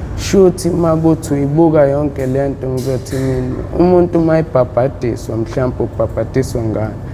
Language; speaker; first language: Zulu; native; Zulu